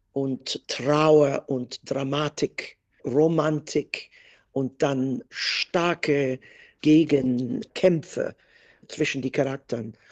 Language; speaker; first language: German; non-native, fluent; English